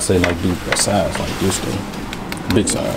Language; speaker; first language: English; native; English